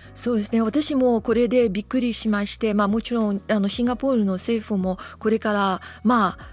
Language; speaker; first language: Japanese; non-native, fluent; Chinese